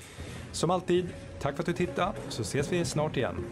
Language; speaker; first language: Swedish; native; Swedish